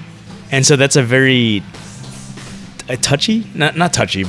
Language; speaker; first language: English; early bilingual, other home language; Vietnamese